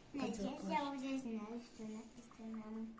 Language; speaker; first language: Russian; non-native, local second language; Kazakh